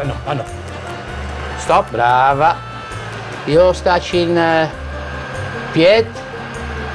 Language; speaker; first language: Czech; non-native, learner; Italian